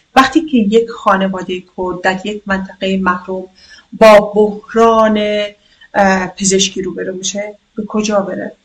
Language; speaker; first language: Persian; non-native, local second language; Kurdish